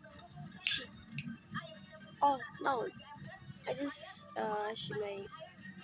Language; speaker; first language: English; non-native, learner; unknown